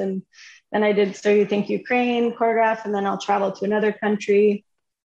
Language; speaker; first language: English; native; English